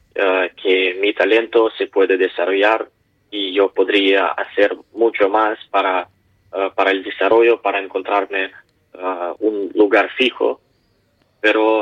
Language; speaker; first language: Spanish; non-native, learner; Ukrainian